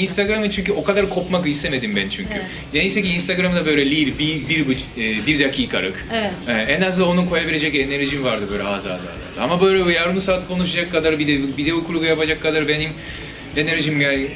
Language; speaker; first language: Turkish; non-native, fluent; Japanese